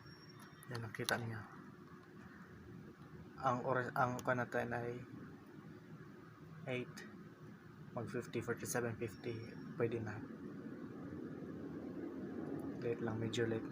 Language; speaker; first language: Filipino; non-native, local second language; Cebuano